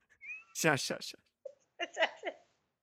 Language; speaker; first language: Spanish; non-native, learner; English